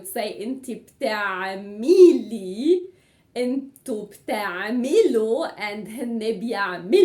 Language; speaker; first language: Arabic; native; Arabic